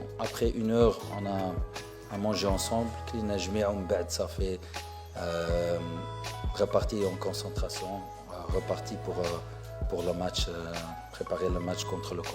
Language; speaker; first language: French; non-native, fluent; Arabic